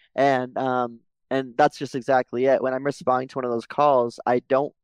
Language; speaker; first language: English; native; English